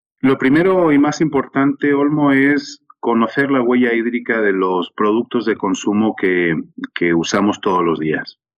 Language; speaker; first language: Spanish; native; Spanish